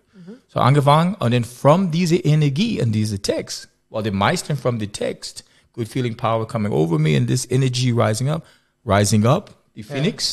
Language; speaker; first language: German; non-native, learner; English